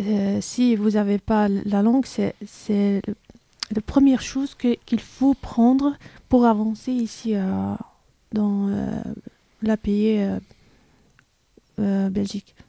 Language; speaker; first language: French; non-native, learner; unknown